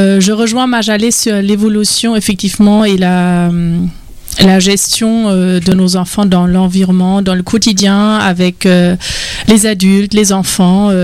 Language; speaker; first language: French; non-native, fluent; German